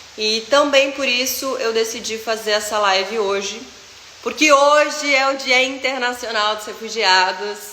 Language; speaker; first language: Portuguese; native; Portuguese